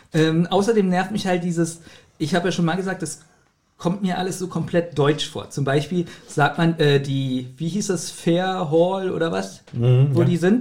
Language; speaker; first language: German; native; German